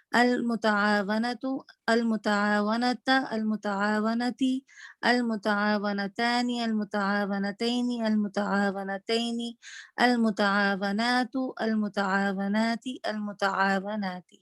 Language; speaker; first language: Arabic; non-native, fluent; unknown